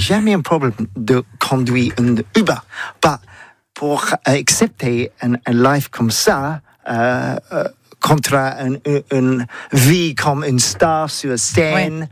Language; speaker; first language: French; non-native, learner; English